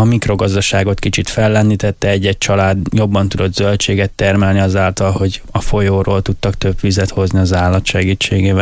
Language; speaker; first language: Hungarian; native; Hungarian